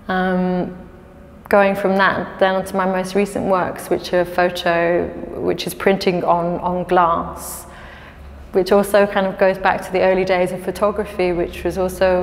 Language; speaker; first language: English; native; English